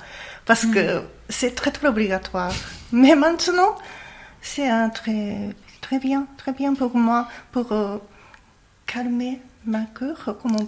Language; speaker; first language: French; non-native, learner; Japanese